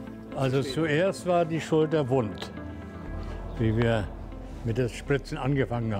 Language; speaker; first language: German; native; German